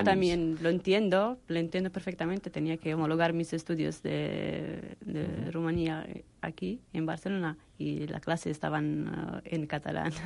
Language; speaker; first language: Spanish; non-native, fluent; Romanian